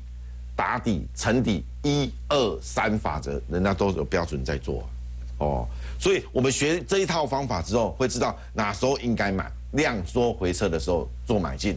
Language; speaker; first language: Chinese; native; Chinese